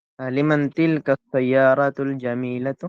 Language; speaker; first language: Arabic; non-native, learner; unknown